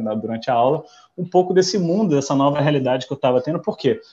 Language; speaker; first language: Portuguese; non-native, fluent; English